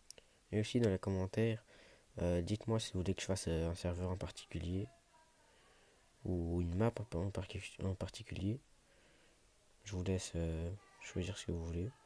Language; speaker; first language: French; native; French